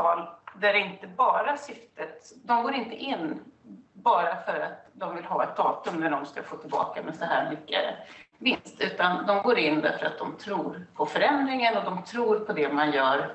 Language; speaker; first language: Swedish; native; Swedish